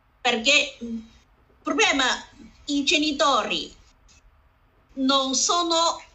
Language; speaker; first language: Italian; non-native, learner; Chinese